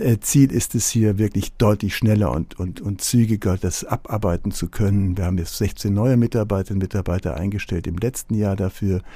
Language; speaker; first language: German; native; German